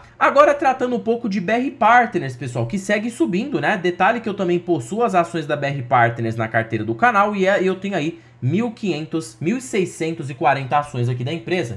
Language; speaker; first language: Portuguese; native; Portuguese